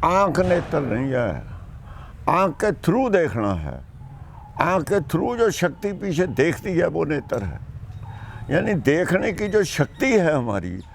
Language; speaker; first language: Hindi; non-native, local second language; Punjabi